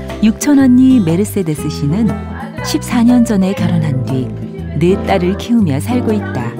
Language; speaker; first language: Korean; native; Korean